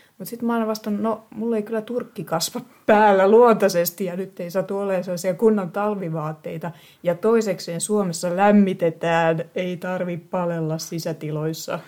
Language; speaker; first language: Finnish; native; Finnish